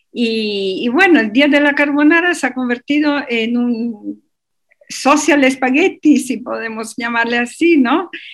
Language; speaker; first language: Spanish; non-native, fluent; Italian